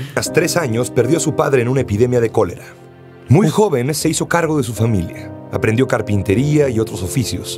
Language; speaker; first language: Spanish; native; Spanish